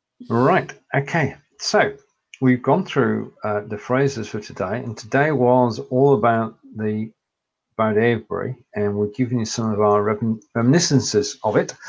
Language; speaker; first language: English; native; English